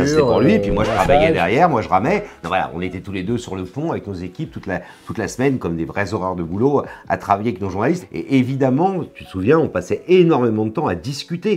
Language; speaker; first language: French; native; French